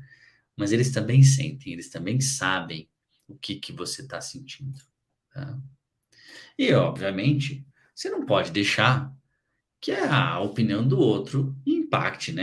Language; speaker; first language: Portuguese; native; Portuguese